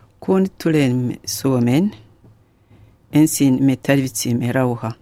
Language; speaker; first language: Finnish; non-native, learner; Kinyarwanda